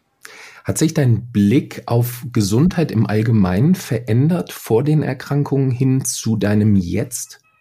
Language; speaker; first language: German; native; German